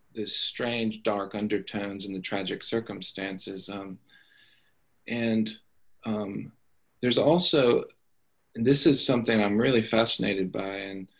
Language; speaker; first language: English; native; English